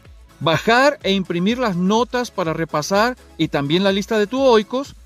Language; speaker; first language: Spanish; native; Spanish